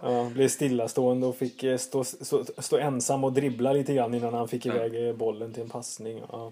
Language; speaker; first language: Swedish; native; Swedish